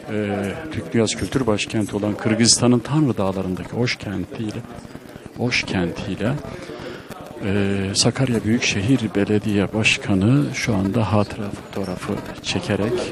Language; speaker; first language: Turkish; native; Turkish